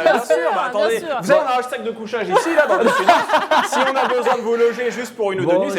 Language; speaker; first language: French; native; French